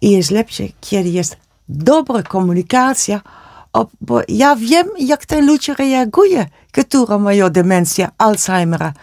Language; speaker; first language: Polish; non-native, learner; Dutch